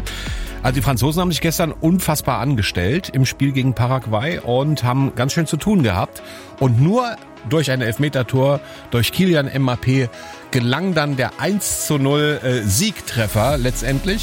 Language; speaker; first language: German; native; German